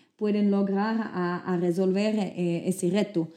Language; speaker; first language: Spanish; non-native, fluent; French